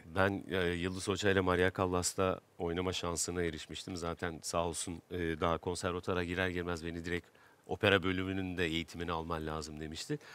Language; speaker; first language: Turkish; native; Turkish